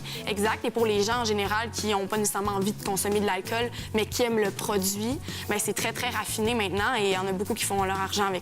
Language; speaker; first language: French; native; French